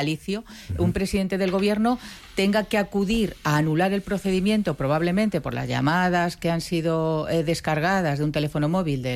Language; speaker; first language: Spanish; native; Spanish